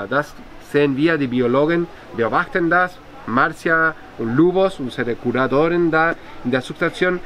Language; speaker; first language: German; non-native, fluent; Spanish